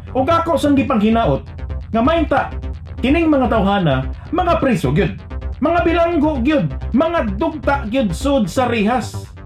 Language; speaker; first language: Cebuano; native; Cebuano